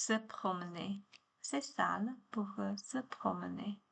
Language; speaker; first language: French; non-native, learner; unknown